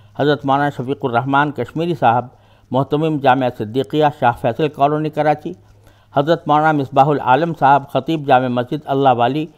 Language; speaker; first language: Urdu; native; Urdu